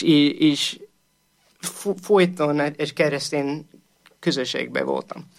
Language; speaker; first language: Hungarian; non-native, fluent; English